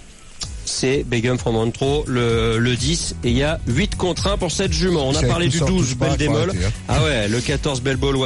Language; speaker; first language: French; native; French